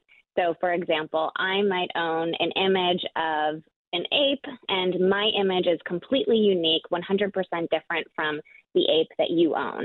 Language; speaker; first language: English; native; English